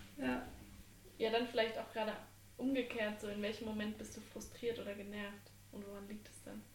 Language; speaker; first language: German; native; German